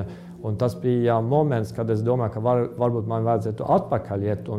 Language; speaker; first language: Latvian; non-native, fluent; Estonian